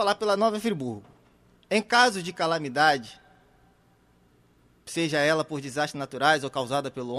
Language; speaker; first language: Portuguese; native; Portuguese